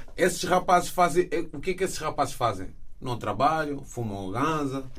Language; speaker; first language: Portuguese; non-native, fluent; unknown